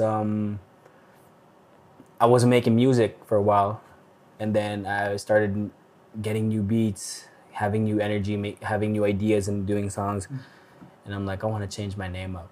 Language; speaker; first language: English; non-native, local second language; Filipino